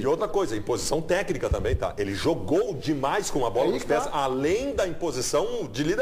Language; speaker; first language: Portuguese; native; Portuguese